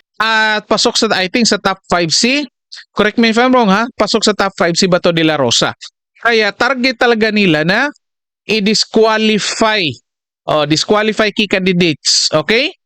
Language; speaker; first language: Filipino; non-native, local second language; Cebuano